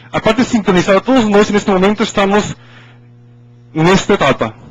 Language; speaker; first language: Portuguese; non-native, fluent; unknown